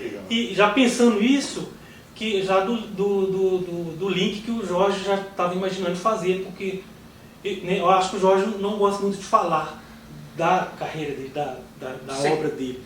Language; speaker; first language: Portuguese; native; Portuguese